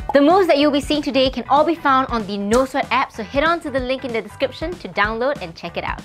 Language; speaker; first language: English; native; English